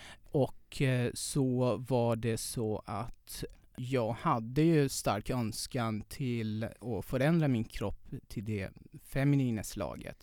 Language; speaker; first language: Swedish; non-native, fluent; Persian